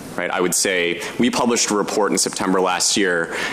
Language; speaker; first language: English; native; English